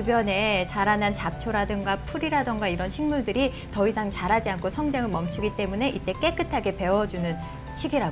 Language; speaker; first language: Korean; native; Korean